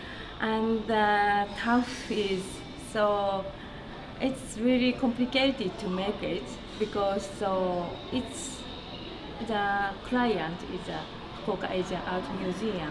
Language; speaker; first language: English; non-native, learner; Japanese